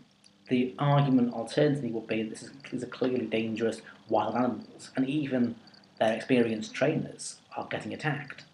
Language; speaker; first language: English; native; English